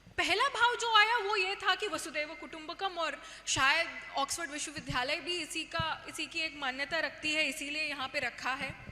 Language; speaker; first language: Hindi; non-native, local second language; Kannada